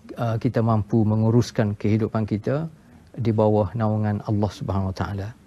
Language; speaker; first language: Malay; native; Malay